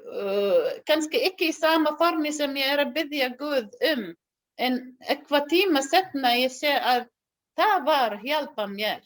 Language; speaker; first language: Icelandic; non-native, learner; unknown